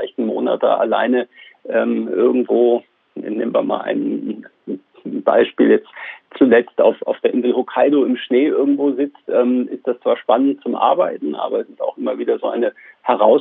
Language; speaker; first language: German; native; German